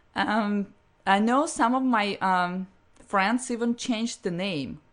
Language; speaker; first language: English; non-native, fluent; Russian